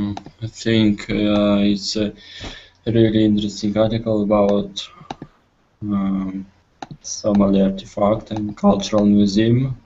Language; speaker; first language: English; non-native, learner; Russian